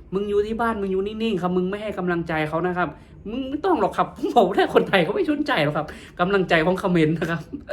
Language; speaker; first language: Thai; native; Thai